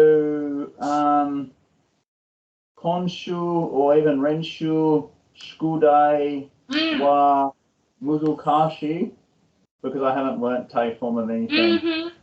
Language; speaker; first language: English; non-native, learner; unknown